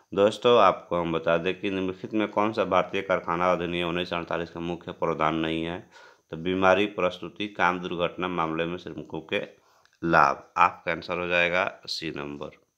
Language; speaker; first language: Hindi; native; Hindi